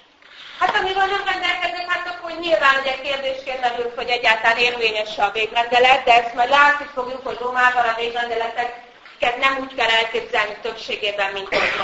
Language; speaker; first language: Hungarian; native; Hungarian